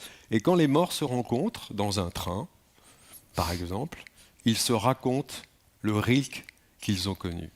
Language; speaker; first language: French; native; French